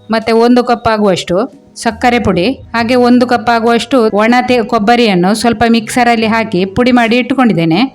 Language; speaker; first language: Kannada; non-native, local second language; Konkani